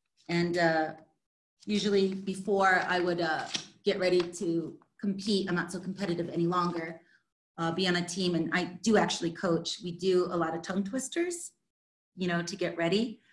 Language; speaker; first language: English; native; English